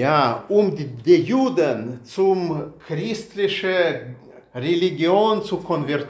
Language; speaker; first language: German; non-native, learner; Russian